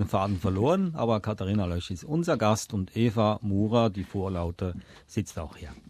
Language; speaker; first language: German; native; German